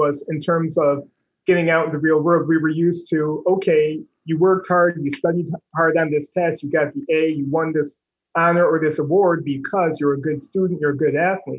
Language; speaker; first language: English; native; English